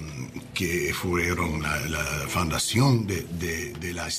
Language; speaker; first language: Spanish; non-native, learner; English